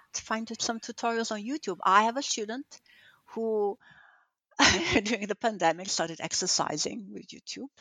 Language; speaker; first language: English; non-native, fluent; Italian